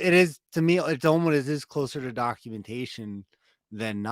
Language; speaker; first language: English; native; English